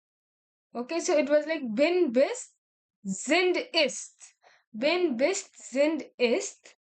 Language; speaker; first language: German; non-native, fluent; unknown